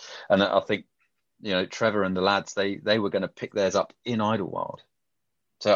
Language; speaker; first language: English; native; English